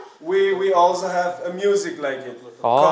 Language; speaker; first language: English; non-native, learner; Turkish